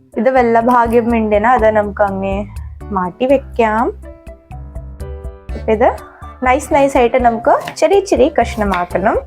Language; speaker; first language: Malayalam; non-native, fluent; Hindi